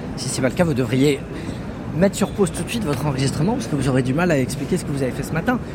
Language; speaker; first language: French; native; French